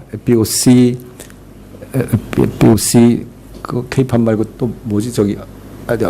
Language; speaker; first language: French; non-native, fluent; Korean